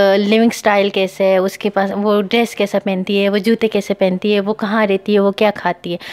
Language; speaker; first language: Urdu; non-native, local second language; Pashto